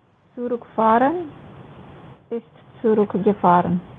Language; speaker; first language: German; non-native, learner; Macedonian